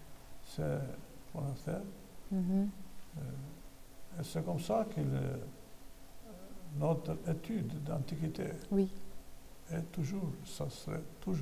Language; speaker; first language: French; non-native, fluent; Albanian